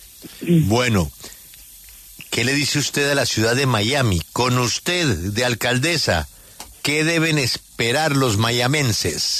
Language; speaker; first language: Spanish; native; Spanish